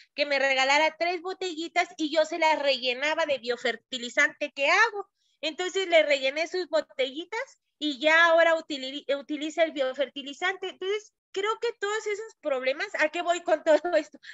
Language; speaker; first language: Spanish; native; Spanish